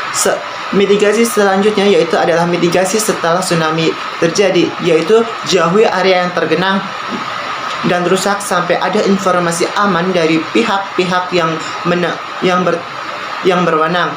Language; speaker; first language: Indonesian; native; Indonesian